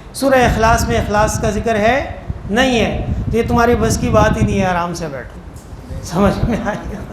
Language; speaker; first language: Urdu; non-native, local second language; Pashto